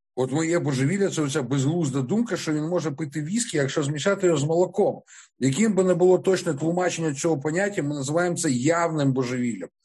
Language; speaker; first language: Ukrainian; non-native, local second language; Russian